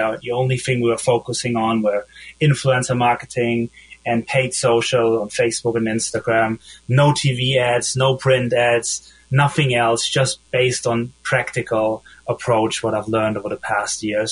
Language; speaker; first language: English; non-native, fluent; German